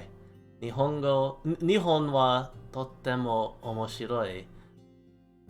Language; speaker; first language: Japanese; non-native, learner; English